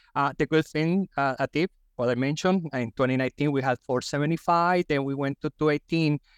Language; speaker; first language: English; non-native, fluent; Spanish